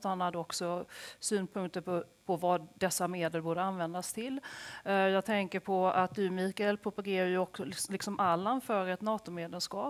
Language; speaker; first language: Swedish; native; Swedish